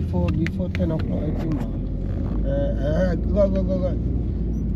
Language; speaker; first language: English; non-native, learner; Malay